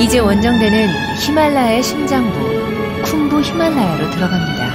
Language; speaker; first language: Korean; native; Korean